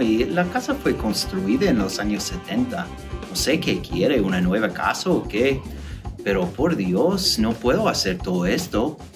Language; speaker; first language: Spanish; non-native, fluent; English